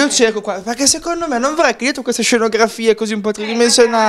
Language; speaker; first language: Italian; native; Italian